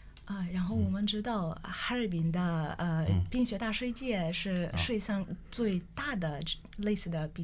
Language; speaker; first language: Chinese; non-native, fluent; Russian